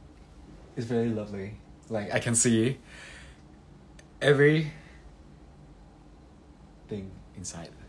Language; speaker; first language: English; non-native, learner; Thai